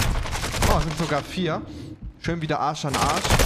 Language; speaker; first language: German; native; German